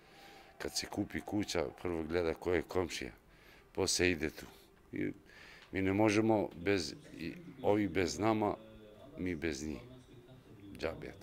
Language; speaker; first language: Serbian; non-native, local second language; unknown